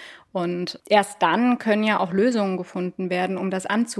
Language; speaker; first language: German; native; German